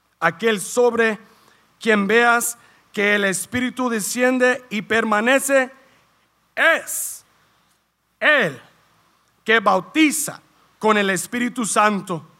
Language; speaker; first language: Spanish; early bilingual, heritage; Spanish